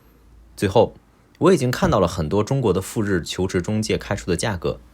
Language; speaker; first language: Chinese; native; Chinese